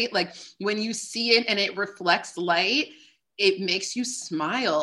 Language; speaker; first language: English; native; English